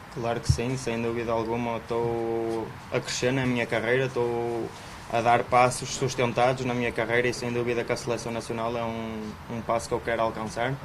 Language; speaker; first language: Portuguese; native; Portuguese